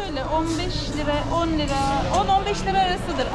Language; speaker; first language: Turkish; native; Turkish